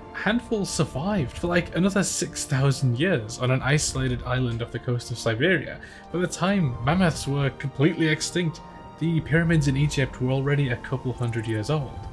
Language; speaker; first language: English; native; English